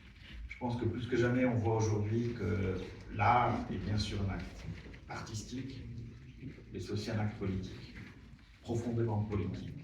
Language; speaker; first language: French; native; French